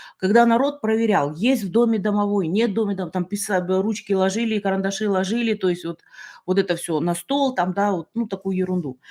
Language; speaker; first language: Russian; native; Russian